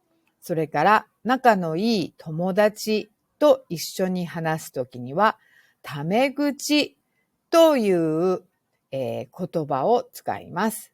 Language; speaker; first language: Japanese; non-native, fluent; English